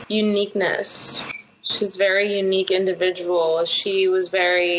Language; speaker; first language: English; early bilingual, other home language; Spanish